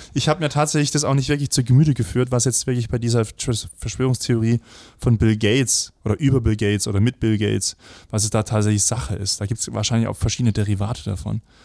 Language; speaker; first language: German; native; German